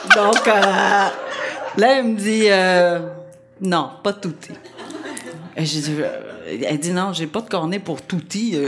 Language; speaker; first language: French; non-native, fluent; Vietnamese